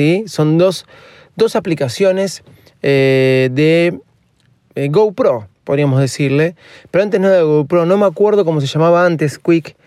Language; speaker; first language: Spanish; native; Spanish